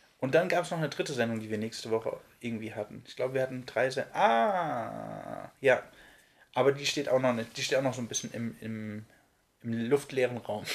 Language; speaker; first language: German; native; German